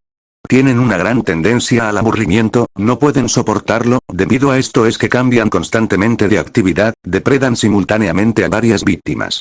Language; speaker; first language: Spanish; native; Spanish